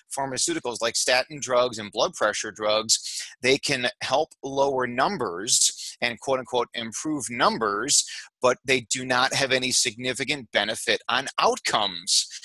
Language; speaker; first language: English; native; English